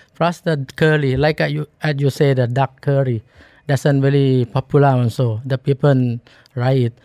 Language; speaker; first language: English; non-native, learner; Thai